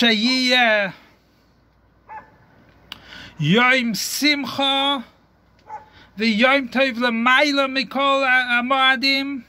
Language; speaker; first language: Hebrew; non-native, fluent; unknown